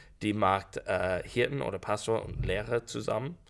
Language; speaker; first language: German; non-native, learner; English